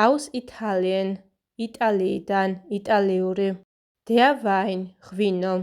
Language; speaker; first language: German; non-native, fluent; Georgian